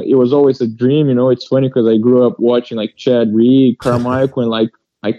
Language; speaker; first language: English; early bilingual, other home language; Portuguese